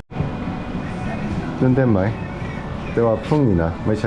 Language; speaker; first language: Thai; non-native, learner; Korean